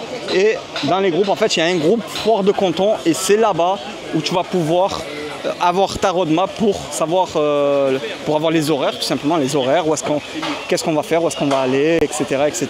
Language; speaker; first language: French; native; French